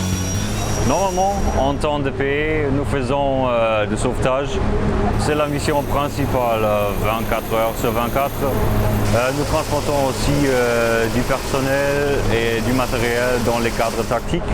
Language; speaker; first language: French; non-native, fluent; German